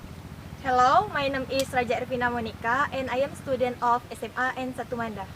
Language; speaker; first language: English; non-native, learner; Indonesian